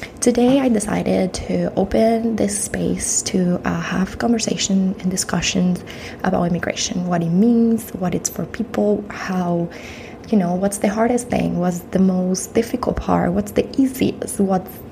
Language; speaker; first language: English; non-native, fluent; Spanish